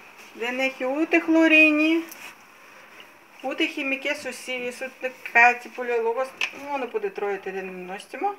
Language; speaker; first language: Greek; non-native, fluent; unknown